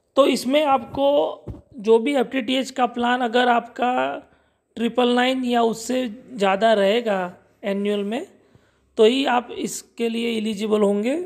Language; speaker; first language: Hindi; non-native, local second language; Gujarati